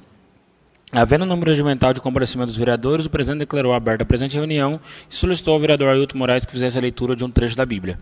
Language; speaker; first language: Portuguese; native; Portuguese